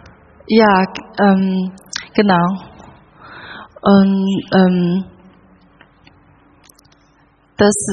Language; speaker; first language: German; non-native, learner; Chinese